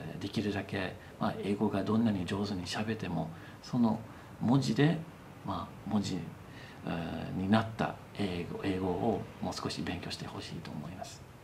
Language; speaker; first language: Japanese; non-native, fluent; English